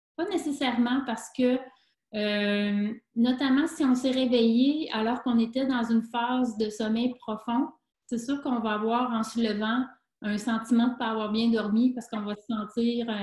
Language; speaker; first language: French; native; French